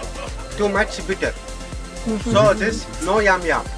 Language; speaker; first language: English; non-native, learner; Arabic